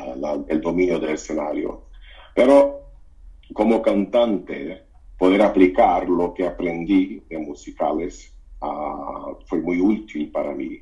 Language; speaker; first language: Spanish; non-native, fluent; Portuguese